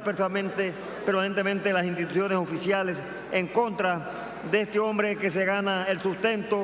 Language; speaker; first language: Spanish; native; Spanish